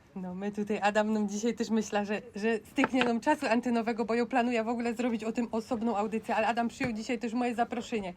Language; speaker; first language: Polish; native; Polish